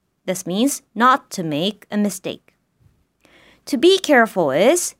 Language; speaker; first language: English; non-native, fluent; Japanese